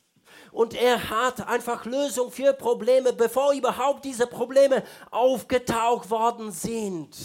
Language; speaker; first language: German; non-native, fluent; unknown